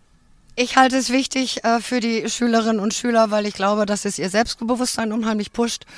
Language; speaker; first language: German; native; German